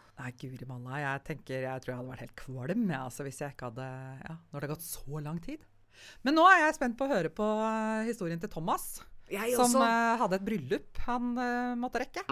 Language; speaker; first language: Norwegian; native; Norwegian